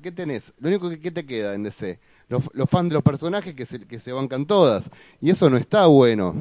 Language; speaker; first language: Spanish; native; Spanish